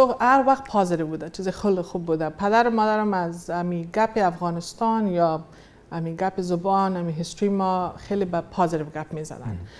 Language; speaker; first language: Persian; early bilingual, heritage; Persian